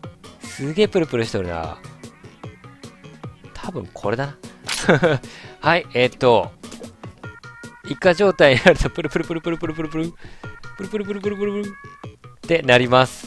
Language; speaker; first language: Japanese; native; Japanese